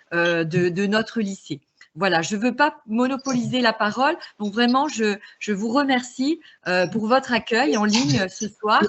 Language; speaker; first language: French; native; French